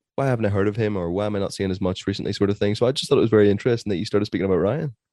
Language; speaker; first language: English; native; English